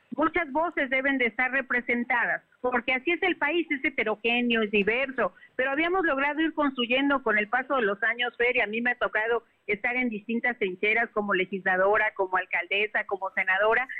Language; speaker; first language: Spanish; native; Spanish